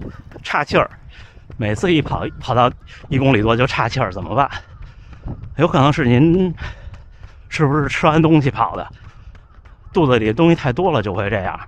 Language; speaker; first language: Chinese; native; Chinese